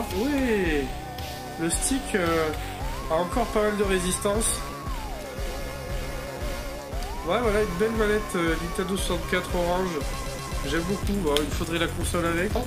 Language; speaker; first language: French; native; French